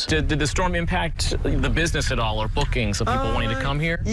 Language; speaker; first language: English; native; English